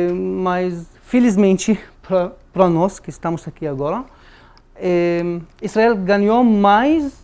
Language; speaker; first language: Portuguese; non-native, fluent; Arabic